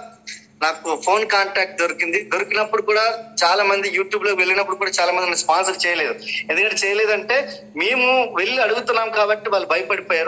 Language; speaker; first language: Telugu; native; Telugu